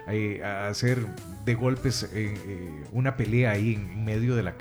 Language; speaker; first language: Spanish; native; Spanish